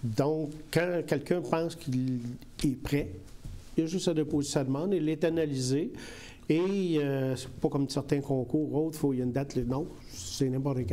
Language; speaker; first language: French; native; French